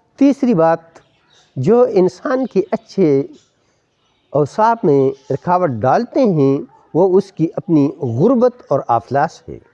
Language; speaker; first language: Urdu; non-native, local second language; Pashto